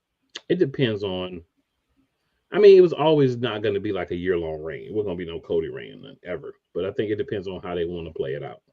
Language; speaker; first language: English; native; English